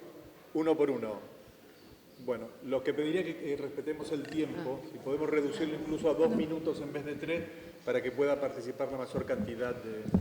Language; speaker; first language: Spanish; native; Spanish